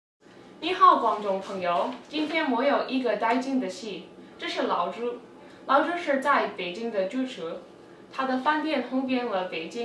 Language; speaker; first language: Chinese; non-native, learner; English